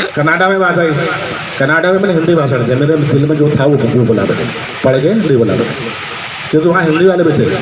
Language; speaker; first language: Hindi; native; Hindi